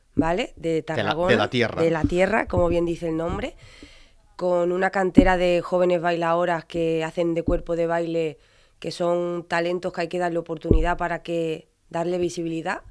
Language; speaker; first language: Spanish; native; Spanish